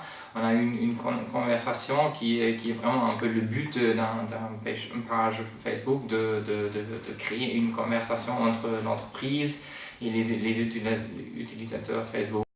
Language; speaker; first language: French; non-native, fluent; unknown